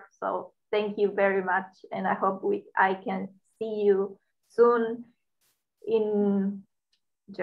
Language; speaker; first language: English; non-native, learner; Spanish